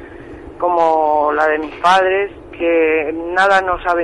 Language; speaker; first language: Spanish; native; Spanish